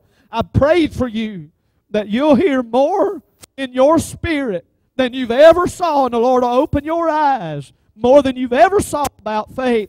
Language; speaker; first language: English; native; English